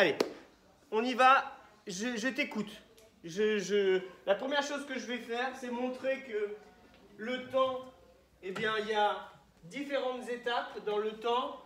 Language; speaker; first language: French; native; French